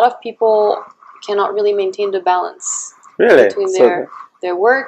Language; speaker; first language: English; non-native, fluent; French